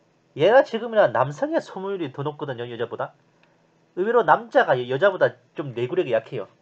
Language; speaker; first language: Korean; native; Korean